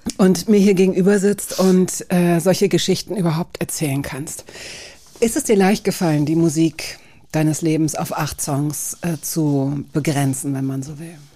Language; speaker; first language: German; native; German